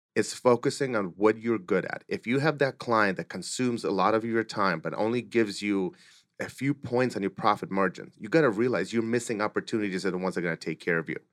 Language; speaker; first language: English; early bilingual, other home language; Russian